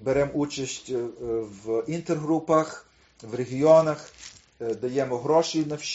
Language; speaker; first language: Ukrainian; early bilingual, heritage; Ukrainian